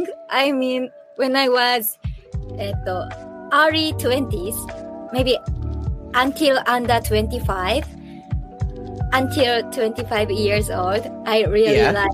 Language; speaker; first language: English; non-native, learner; Japanese